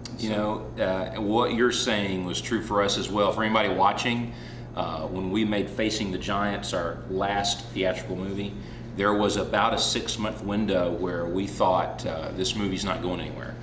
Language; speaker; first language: English; native; English